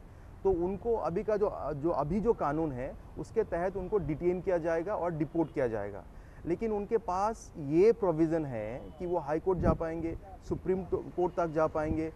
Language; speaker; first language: Urdu; non-native, local second language; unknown